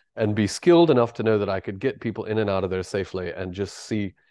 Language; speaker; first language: English; native; English